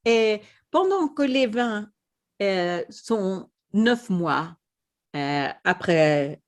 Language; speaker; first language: French; non-native, fluent; Swedish